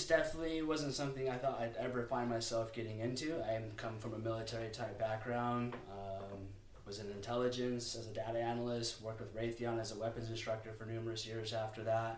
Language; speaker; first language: English; native; English